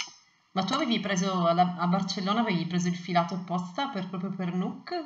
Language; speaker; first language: Italian; native; Italian